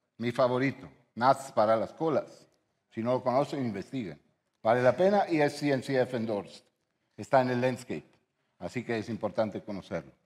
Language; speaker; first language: Spanish; non-native, fluent; Italian